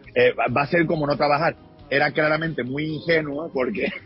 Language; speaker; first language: Spanish; native; Spanish